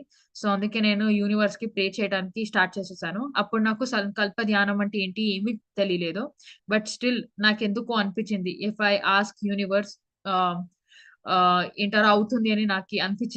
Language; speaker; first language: Telugu; early bilingual, heritage; Telugu